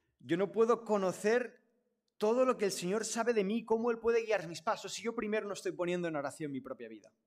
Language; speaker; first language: Spanish; non-native, local second language; Catalan